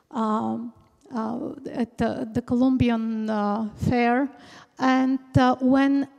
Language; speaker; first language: English; non-native, fluent; Bulgarian